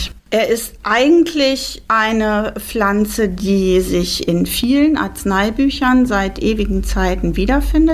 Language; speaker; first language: German; native; German